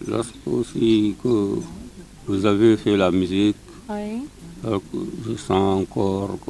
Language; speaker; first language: French; non-native, local second language; Wolof